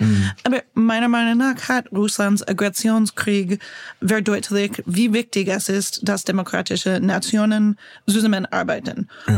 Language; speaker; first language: German; non-native, learner; English